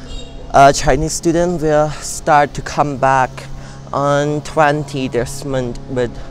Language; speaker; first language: English; non-native, learner; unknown